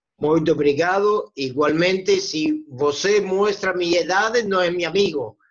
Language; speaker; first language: Portuguese; non-native, learner; Spanish